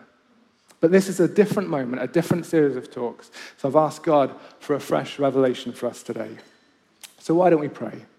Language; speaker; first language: English; native; English